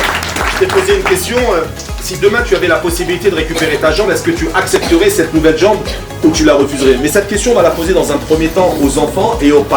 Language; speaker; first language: French; native; French